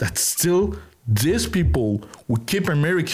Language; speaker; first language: English; non-native, learner; French